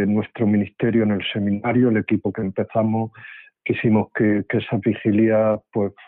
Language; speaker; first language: Spanish; native; Spanish